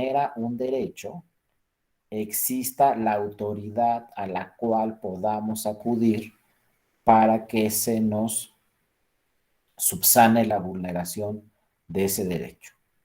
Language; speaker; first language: Spanish; native; Spanish